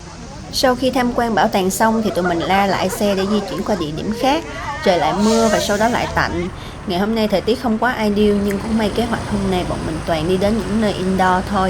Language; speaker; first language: Vietnamese; native; Vietnamese